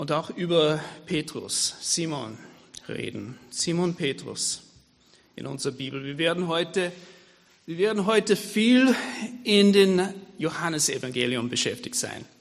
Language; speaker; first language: German; non-native, fluent; English